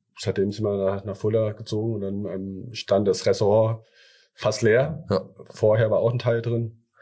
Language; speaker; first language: German; early bilingual, other home language; Thai